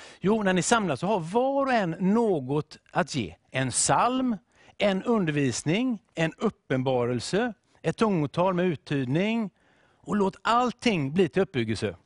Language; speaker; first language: Swedish; native; Swedish